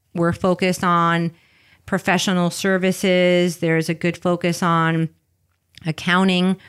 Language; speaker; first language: English; early bilingual, other home language; Spanish